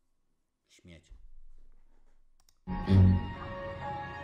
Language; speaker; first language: Polish; native; Polish